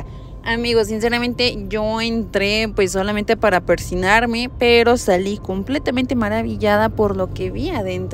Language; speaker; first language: Spanish; native; Spanish